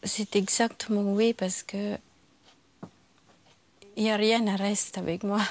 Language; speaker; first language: French; non-native, learner; Filipino